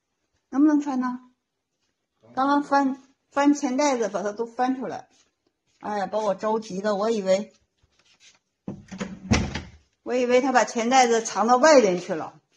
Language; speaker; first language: Chinese; native; Chinese